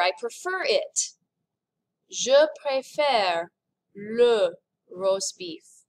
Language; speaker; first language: French; non-native, fluent; English